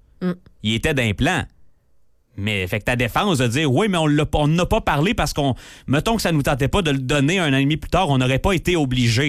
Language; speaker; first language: French; native; French